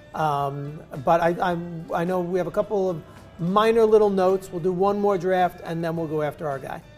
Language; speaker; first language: English; native; English